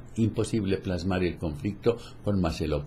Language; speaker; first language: Spanish; native; Spanish